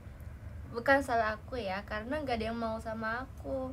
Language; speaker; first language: Indonesian; native; Indonesian